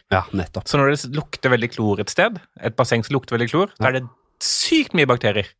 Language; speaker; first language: Norwegian; native; Norwegian